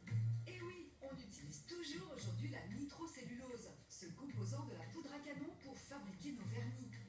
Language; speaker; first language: French; native; French